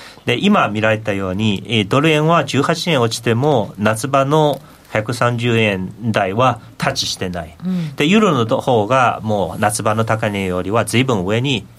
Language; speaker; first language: Japanese; non-native, fluent; Chinese